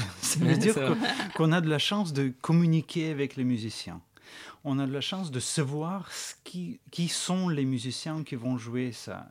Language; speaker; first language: French; non-native, fluent; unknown